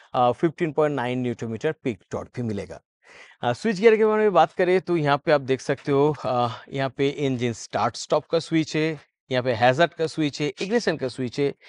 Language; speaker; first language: Hindi; non-native, local second language; Bangla